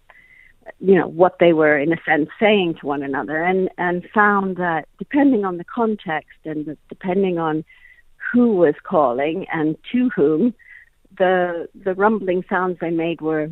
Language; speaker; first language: English; native; English